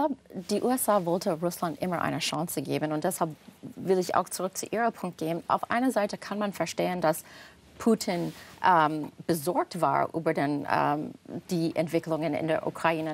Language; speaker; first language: German; non-native, fluent; English